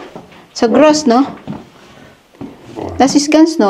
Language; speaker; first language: German; non-native, learner; Filipino